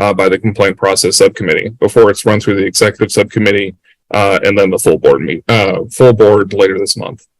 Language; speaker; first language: English; native; English